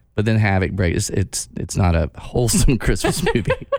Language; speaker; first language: English; native; English